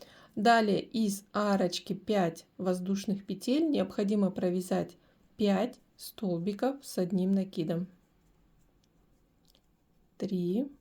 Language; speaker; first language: Russian; native; Russian